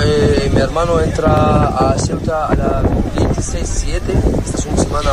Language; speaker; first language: Spanish; non-native, learner; Arabic